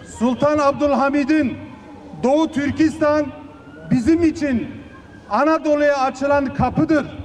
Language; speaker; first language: Turkish; native; Turkish